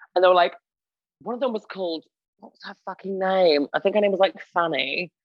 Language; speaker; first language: English; native; English